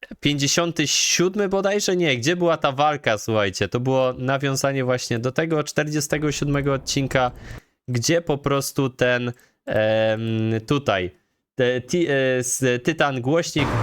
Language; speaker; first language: Polish; native; Polish